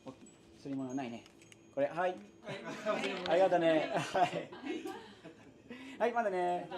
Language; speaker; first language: Japanese; non-native, learner; English